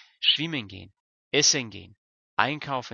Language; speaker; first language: German; non-native, fluent; Persian